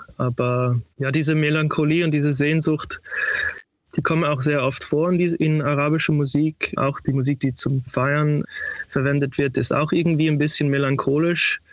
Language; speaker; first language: German; early bilingual, heritage; German